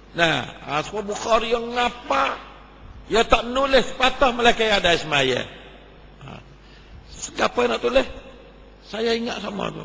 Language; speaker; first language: Malay; native; Malay